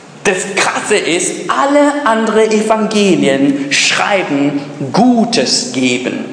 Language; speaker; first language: German; early bilingual, other home language; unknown